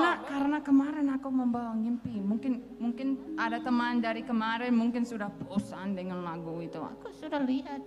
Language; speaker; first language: Indonesian; non-native, fluent; English